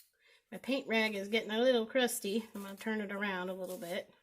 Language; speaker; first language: English; native; English